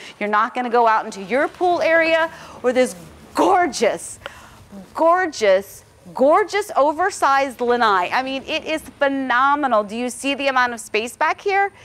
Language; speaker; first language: English; native; English